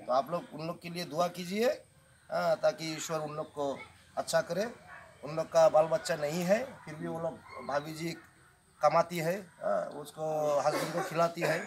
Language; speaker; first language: Hindi; non-native, local second language; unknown